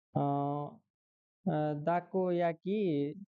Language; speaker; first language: Japanese; non-native, learner; Nepali